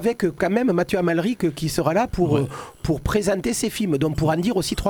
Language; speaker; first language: French; native; French